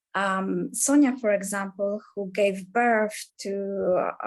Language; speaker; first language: English; non-native, fluent; Polish